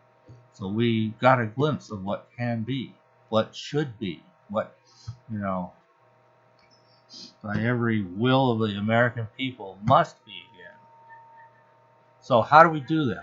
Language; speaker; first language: English; native; English